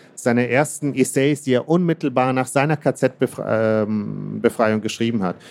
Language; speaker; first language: German; early bilingual, other home language; Russian